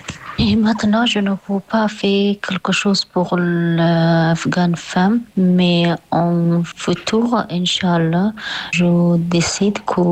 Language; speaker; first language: French; non-native, learner; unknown